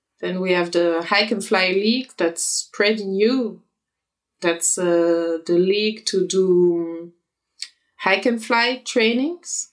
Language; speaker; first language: English; non-native, fluent; French